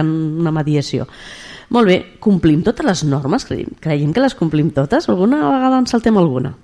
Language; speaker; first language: Catalan; native; Catalan